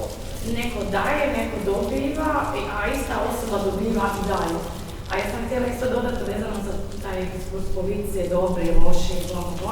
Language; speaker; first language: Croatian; non-native, fluent; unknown